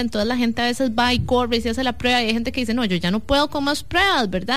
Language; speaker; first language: Spanish; native; Spanish